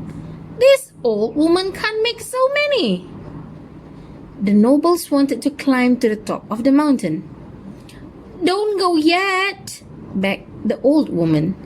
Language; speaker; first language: English; non-native, local second language; Malay